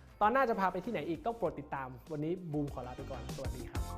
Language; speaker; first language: Thai; native; Thai